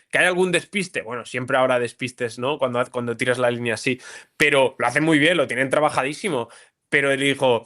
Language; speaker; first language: Spanish; native; Spanish